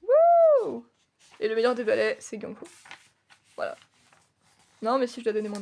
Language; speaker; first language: French; native; French